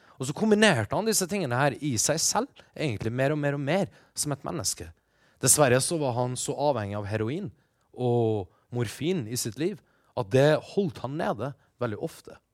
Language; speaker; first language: Norwegian; early bilingual, other home language; Persian